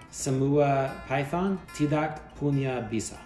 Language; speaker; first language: Indonesian; non-native, learner; English